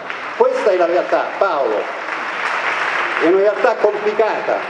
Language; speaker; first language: Italian; native; Italian